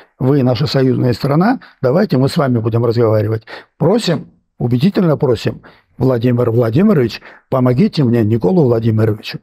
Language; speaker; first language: Russian; non-native, local second language; Armenian